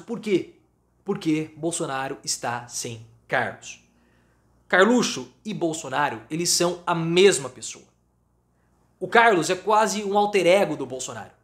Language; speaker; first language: Portuguese; native; Portuguese